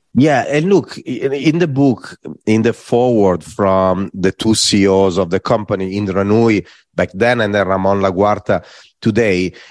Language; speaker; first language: English; non-native, fluent; Italian